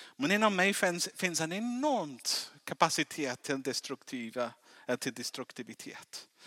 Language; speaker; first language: Swedish; non-native, fluent; English